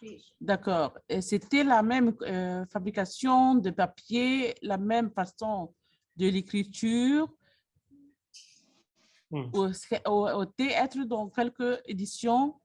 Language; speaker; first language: French; non-native, learner; Arabic